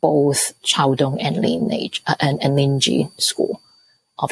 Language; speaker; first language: English; non-native, local second language; Cantonese